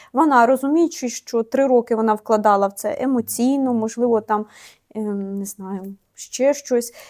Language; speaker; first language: Ukrainian; native; Ukrainian